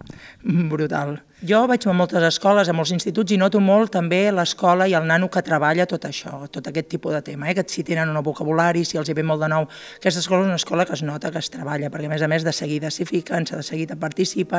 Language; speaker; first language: Catalan; native; Catalan